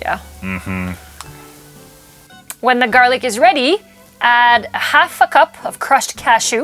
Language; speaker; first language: English; non-native, local second language; French